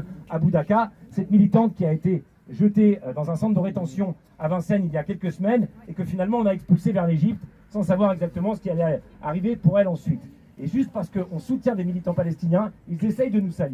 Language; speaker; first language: French; native; French